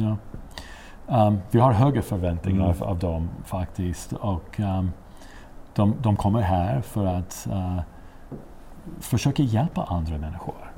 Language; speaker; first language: Swedish; non-native, fluent; English